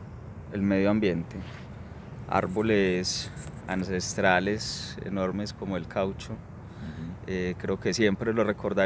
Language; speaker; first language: Spanish; native; Spanish